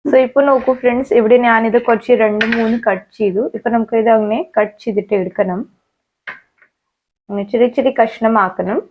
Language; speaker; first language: Malayalam; native; Malayalam